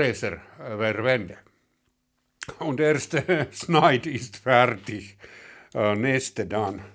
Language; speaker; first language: German; non-native, learner; Finnish